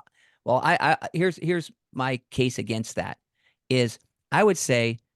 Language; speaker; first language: English; native; English